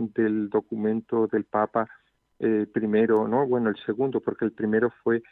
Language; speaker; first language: Spanish; native; Spanish